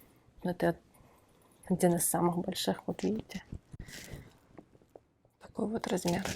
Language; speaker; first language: Russian; non-native, local second language; Kyrgyz